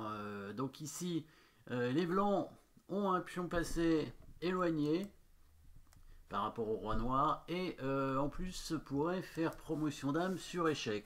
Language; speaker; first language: French; native; French